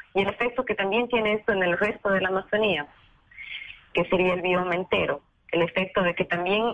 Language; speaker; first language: Spanish; native; Spanish